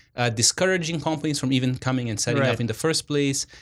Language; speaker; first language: English; non-native, fluent; Portuguese